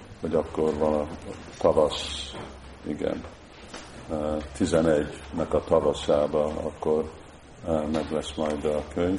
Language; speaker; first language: Hungarian; early bilingual, heritage; Hungarian